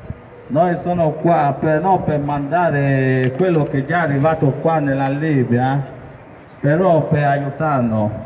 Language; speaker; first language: Italian; non-native, learner; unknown